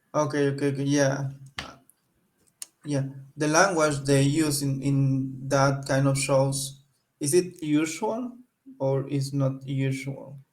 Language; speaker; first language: English; non-native, learner; Spanish